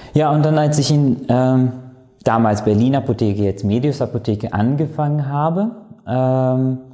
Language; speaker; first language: German; non-native, fluent; Latvian